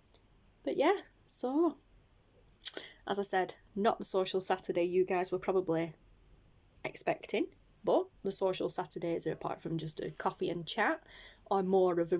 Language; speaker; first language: English; native; English